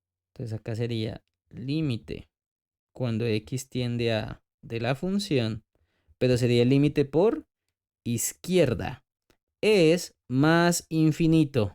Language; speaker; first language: Spanish; native; Spanish